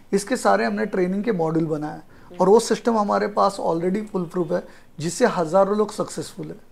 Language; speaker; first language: Hindi; non-native, local second language; Marathi